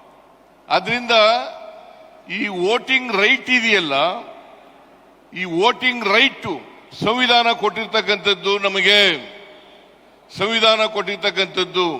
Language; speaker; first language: Kannada; native; Kannada